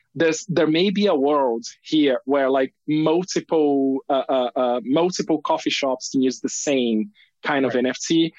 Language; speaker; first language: English; non-native, fluent; Portuguese